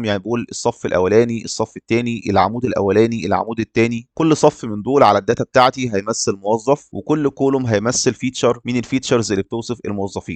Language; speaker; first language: Arabic; native; Arabic